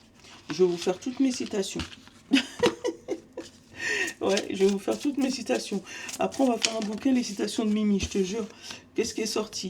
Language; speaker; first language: French; native; French